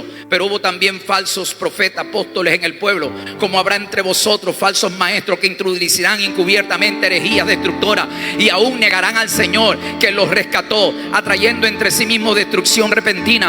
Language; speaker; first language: Spanish; native; Spanish